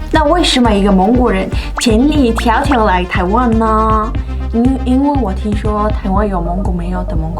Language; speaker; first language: Chinese; non-native, fluent; Mongolian